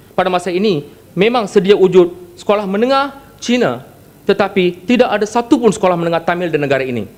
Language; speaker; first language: Malay; non-native, local second language; Tamil